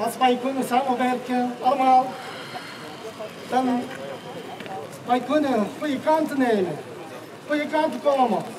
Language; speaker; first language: Dutch; non-native, learner; Mongolian